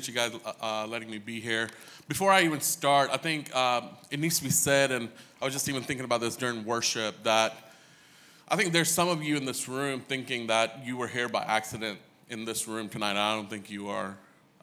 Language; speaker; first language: English; early bilingual, other home language; Hindi